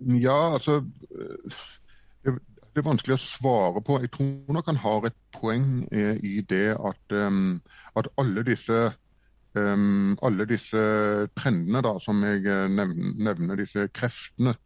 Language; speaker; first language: Norwegian; native; Norwegian